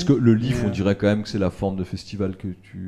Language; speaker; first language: French; native; French